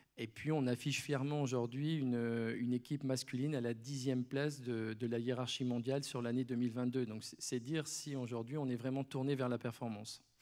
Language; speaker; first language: French; native; French